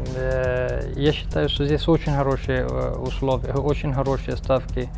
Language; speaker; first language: Russian; non-native, fluent; Finnish